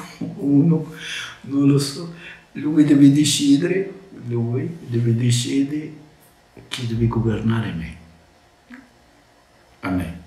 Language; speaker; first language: Italian; non-native, learner; Arabic